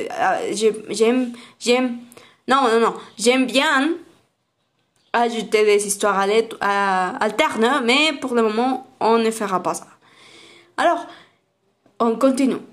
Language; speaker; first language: French; non-native, learner; Spanish